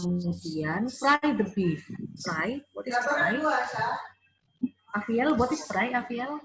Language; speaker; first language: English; non-native, fluent; Indonesian